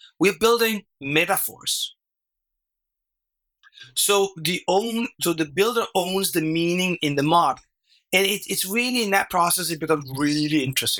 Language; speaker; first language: English; non-native, fluent; Danish